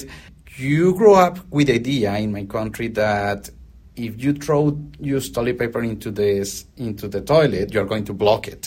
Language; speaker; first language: English; non-native, fluent; Spanish